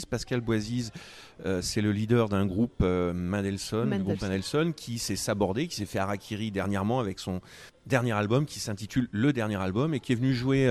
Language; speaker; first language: French; native; French